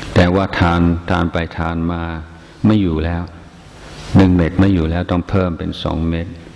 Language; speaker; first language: Thai; non-native, fluent; English